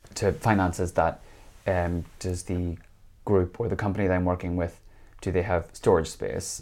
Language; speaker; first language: English; native; English